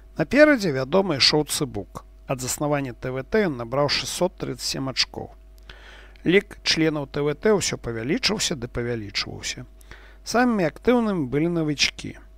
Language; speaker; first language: Belarusian; non-native, local second language; Russian